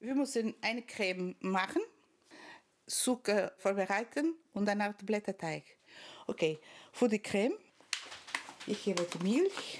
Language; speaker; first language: German; non-native, learner; Portuguese